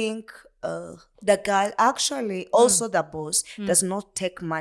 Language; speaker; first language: English; non-native, local second language; Kinyarwanda